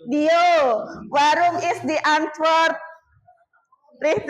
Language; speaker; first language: German; non-native, fluent; Indonesian